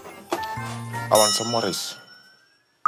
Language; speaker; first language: English; non-native, local second language; Fijian